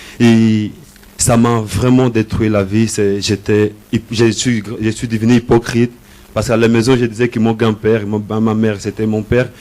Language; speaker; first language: French; non-native, learner; Portuguese